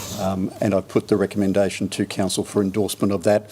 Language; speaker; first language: English; native; English